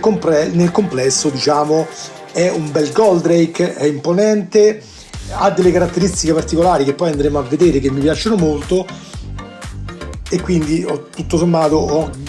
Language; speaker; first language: Italian; native; Italian